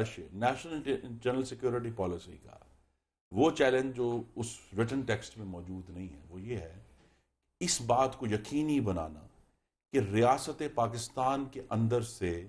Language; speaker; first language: Urdu; native; Urdu